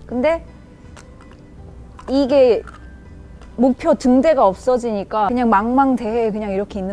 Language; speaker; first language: Korean; native; Korean